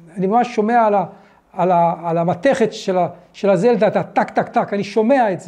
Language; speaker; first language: Hebrew; early bilingual, other home language; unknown